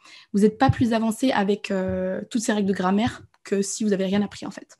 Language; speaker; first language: French; native; French